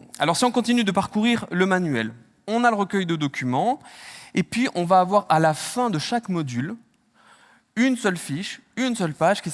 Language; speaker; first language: French; native; French